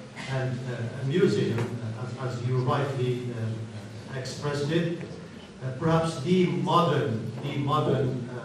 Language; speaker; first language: English; non-native, fluent; Arabic